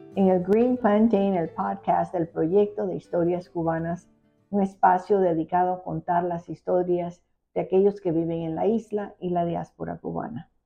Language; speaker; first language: Spanish; early bilingual, heritage; Spanish